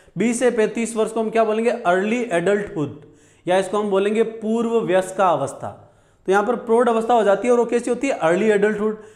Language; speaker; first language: Hindi; native; Hindi